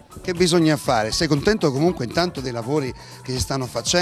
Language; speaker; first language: Italian; native; Italian